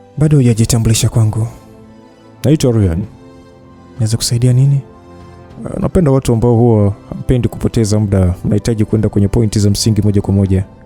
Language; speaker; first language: Swahili; native; Swahili